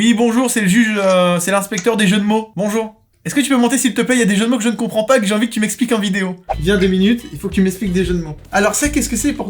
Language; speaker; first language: French; native; French